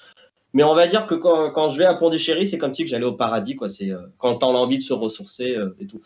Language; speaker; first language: French; native; French